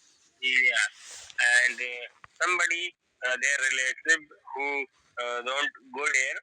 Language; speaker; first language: English; non-native, learner; Hindi